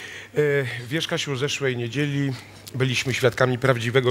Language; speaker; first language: Polish; native; Polish